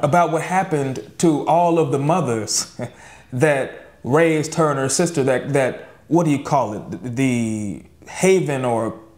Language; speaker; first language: English; native; English